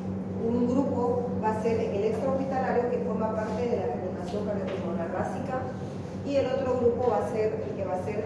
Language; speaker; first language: Spanish; native; Spanish